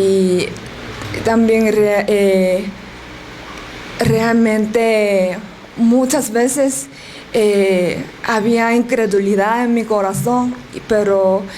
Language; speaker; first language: Spanish; non-native, learner; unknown